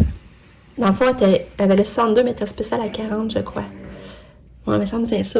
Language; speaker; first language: French; native; French